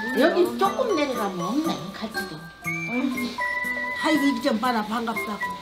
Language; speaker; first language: Korean; native; Korean